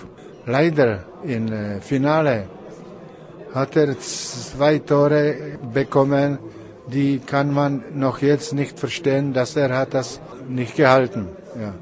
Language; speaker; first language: German; non-native, learner; Czech